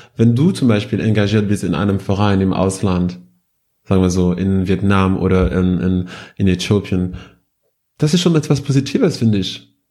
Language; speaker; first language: German; non-native, fluent; French